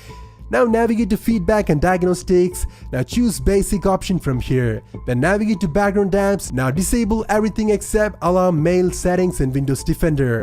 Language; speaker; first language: English; non-native, fluent; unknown